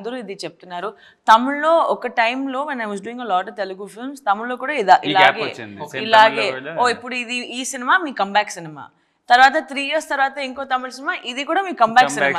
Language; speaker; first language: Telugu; non-native, fluent; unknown